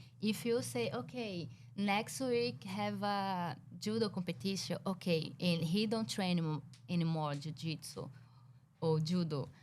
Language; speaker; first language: English; non-native, learner; Portuguese